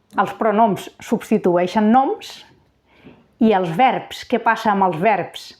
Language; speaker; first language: Catalan; native; Catalan